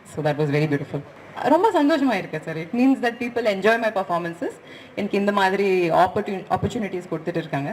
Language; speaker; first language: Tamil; non-native, learner; Kannada